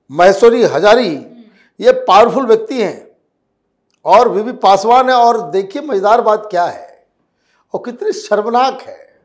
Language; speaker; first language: Hindi; native; Hindi